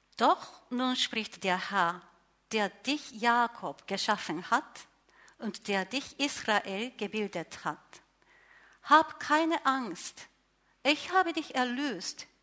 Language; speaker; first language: German; non-native, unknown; Japanese